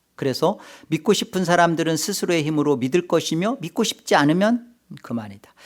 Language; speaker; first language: Korean; native; Korean